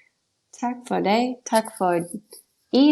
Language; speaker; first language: Danish; non-native, learner; English